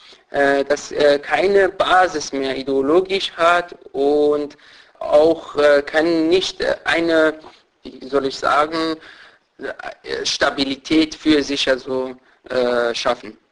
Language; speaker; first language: German; non-native, fluent; Persian